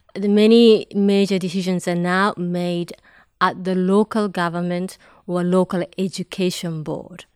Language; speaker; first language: English; non-native, fluent; Japanese